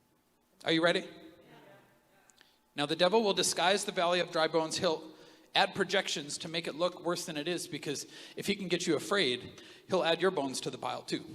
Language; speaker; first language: English; native; English